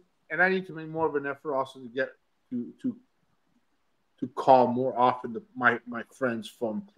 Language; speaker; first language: English; early bilingual, other home language; Spanish